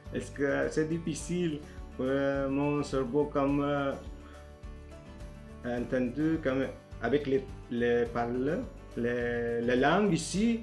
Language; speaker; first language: French; non-native, learner; Filipino